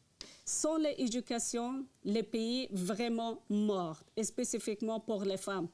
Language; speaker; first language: French; non-native, learner; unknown